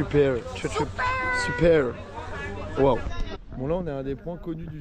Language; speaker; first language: French; native; French